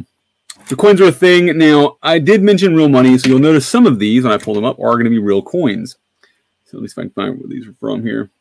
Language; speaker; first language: English; native; English